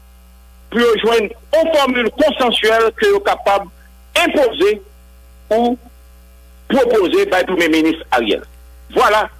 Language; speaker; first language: French; non-native, local second language; Haitian Creole